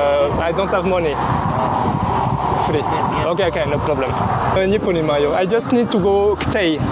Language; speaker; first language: English; non-native, learner; French